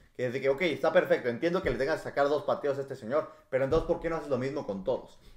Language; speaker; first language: Spanish; native; Spanish